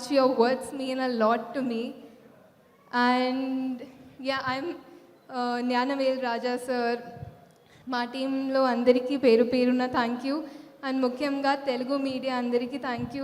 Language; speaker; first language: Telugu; non-native, fluent; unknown